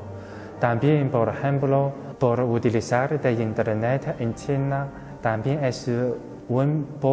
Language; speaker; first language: Spanish; non-native, fluent; Chinese